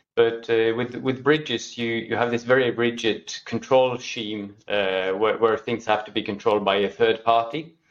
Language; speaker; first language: English; non-native, fluent; Norwegian